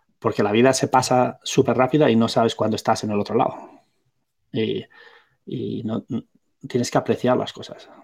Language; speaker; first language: Spanish; non-native, local second language; Catalan